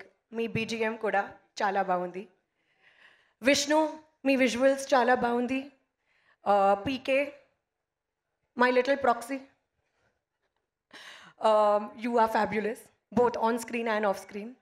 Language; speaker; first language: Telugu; non-native, learner; Hindi